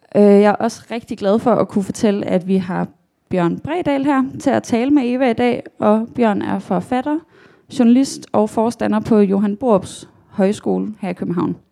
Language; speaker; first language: Danish; native; Danish